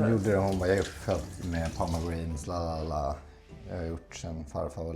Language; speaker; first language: Swedish; native; Swedish